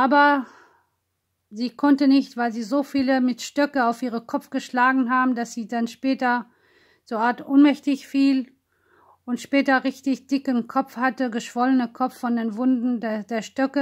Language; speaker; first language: German; non-native, fluent; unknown